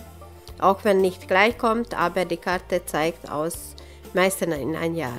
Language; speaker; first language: German; non-native, local second language; Serbian